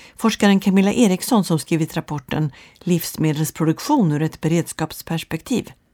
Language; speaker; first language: Swedish; native; Swedish